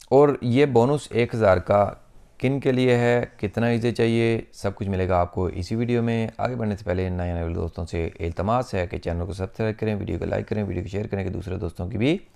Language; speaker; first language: Urdu; non-native, local second language; Punjabi